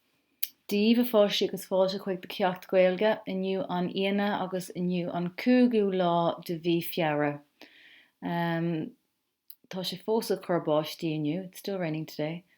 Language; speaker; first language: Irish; non-native, local second language; English